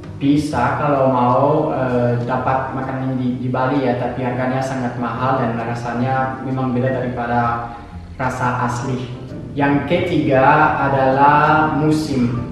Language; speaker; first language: Indonesian; non-native, fluent; French